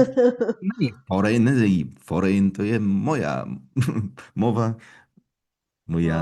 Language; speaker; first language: Polish; non-native, fluent; Russian